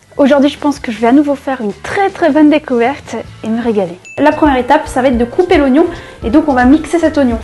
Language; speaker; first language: French; native; French